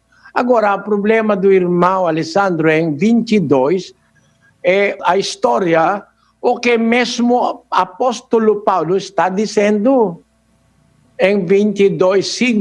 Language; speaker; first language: Portuguese; non-native, learner; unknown